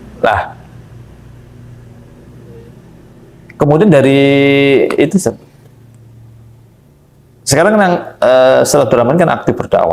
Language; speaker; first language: Malay; native; Malay